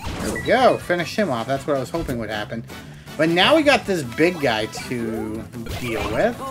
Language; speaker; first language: English; native; English